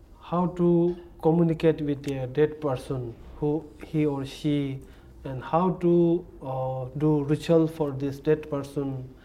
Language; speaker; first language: English; non-native, learner; Tibetan